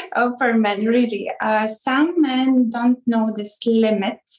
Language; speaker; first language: English; non-native, fluent; Ukrainian